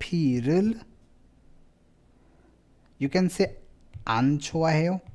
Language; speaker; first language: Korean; non-native, fluent; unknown